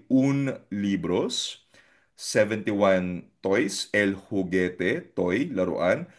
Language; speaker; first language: Spanish; non-native, fluent; Filipino